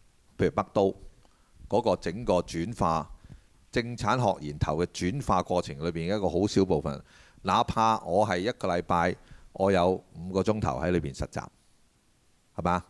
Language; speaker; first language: Cantonese; native; Cantonese